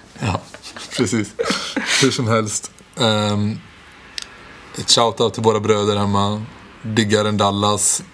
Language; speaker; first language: Swedish; native; Swedish